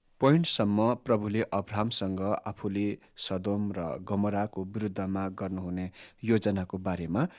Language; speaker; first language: Nepali; native; Nepali